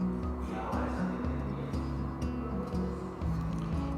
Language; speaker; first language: Spanish; non-native, fluent; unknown